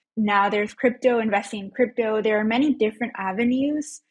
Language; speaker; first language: English; early bilingual, other home language; Spanish